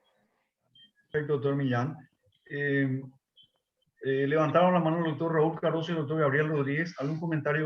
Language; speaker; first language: Spanish; native; Spanish